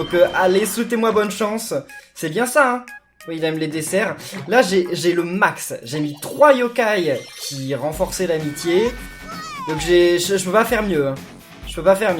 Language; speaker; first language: French; native; French